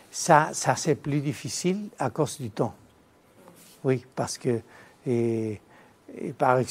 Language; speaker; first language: French; non-native, fluent; Spanish